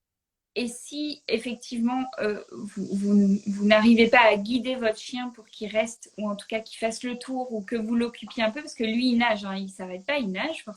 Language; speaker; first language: French; native; French